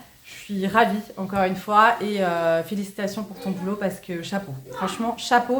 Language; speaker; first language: French; native; French